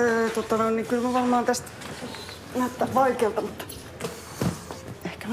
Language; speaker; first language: Finnish; native; Finnish